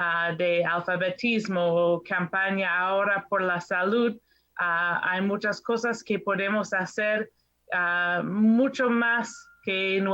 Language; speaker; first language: Spanish; non-native, fluent; English